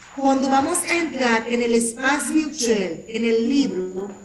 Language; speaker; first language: Spanish; non-native, fluent; French